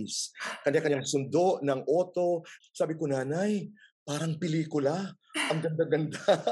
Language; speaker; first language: English; non-native, local second language; Waray